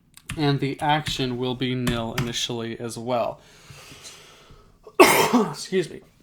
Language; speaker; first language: English; native; English